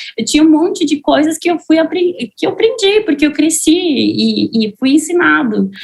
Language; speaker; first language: Portuguese; non-native, fluent; Spanish